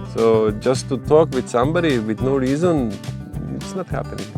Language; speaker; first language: English; non-native, fluent; Croatian